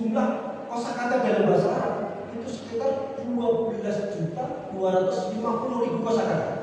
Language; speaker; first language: Indonesian; non-native, local second language; Javanese